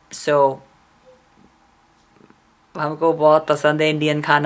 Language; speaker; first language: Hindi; non-native, fluent; English